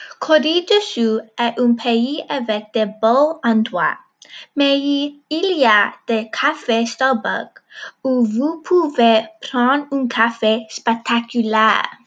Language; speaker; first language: French; non-native, learner; English